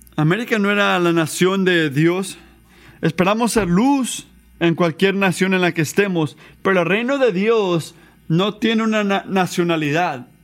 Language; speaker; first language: Spanish; non-native, fluent; English